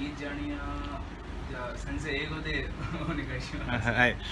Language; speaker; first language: Japanese; non-native, learner; Punjabi